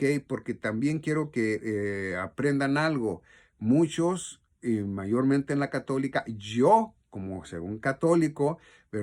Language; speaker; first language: Spanish; native; Spanish